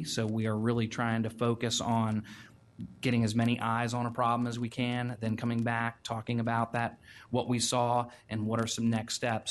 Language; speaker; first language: English; native; English